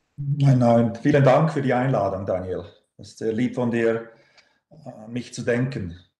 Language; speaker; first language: German; native; German